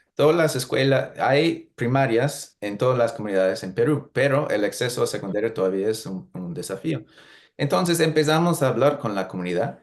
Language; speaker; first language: Spanish; non-native, fluent; English